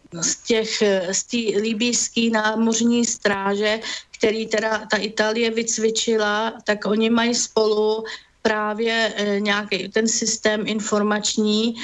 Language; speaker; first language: Czech; native; Czech